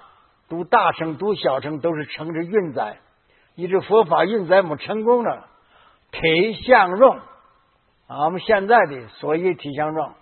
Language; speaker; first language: Chinese; native; Chinese